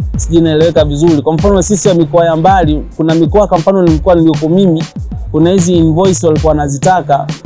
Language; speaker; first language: Swahili; native; Swahili